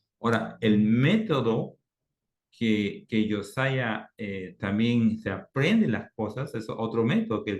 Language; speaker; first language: Spanish; native; Spanish